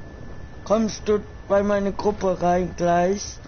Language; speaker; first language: German; non-native, learner; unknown